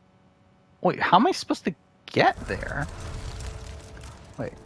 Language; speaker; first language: English; native; English